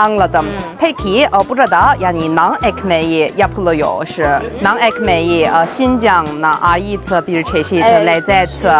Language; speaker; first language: Turkish; non-native, learner; Chinese